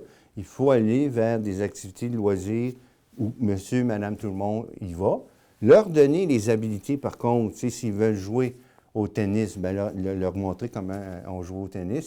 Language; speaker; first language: French; native; French